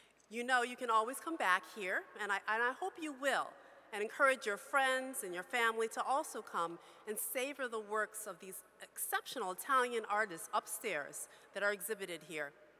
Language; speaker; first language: English; native; English